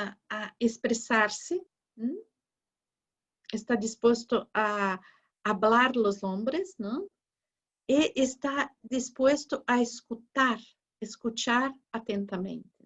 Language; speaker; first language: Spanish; non-native, learner; Portuguese